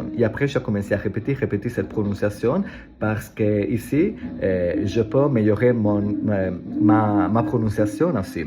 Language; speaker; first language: French; non-native, learner; Italian